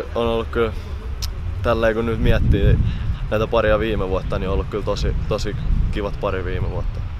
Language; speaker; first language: Finnish; native; Finnish